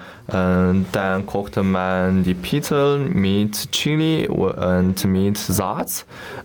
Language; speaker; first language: German; non-native, learner; Chinese